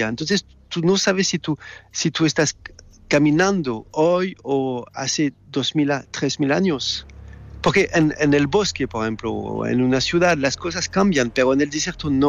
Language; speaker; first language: Spanish; non-native, learner; French